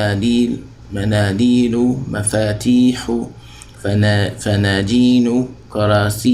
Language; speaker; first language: Arabic; non-native, fluent; English